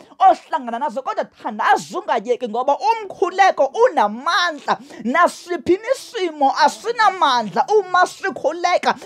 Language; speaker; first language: Zulu; non-native, local second language; Xhosa